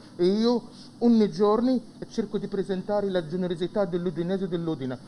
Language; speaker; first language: Italian; non-native, fluent; Arabic